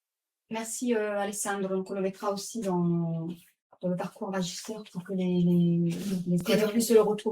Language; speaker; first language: French; native; French